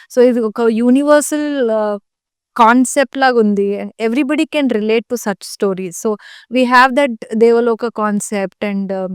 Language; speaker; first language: Telugu; non-native, learner; Kannada